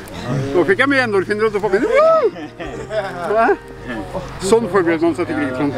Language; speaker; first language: Norwegian; native; Norwegian